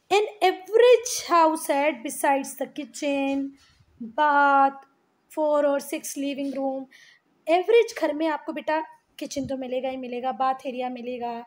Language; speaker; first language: Hindi; native; Hindi